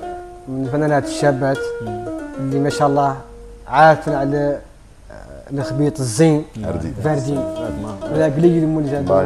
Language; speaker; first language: Arabic; native; Arabic